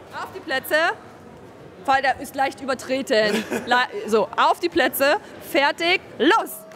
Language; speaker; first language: German; native; German